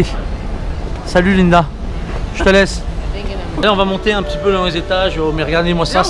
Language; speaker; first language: French; native; French